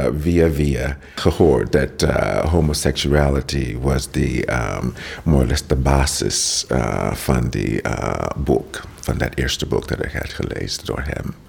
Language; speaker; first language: Dutch; non-native, learner; English